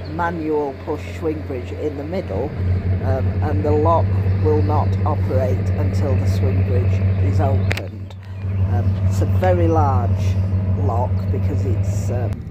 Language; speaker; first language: English; native; English